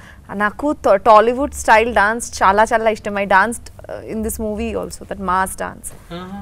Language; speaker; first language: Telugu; non-native, learner; Bangla